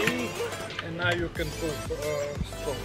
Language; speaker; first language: English; non-native, learner; Dutch